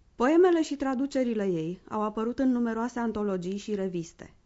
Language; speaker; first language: Romanian; native; Romanian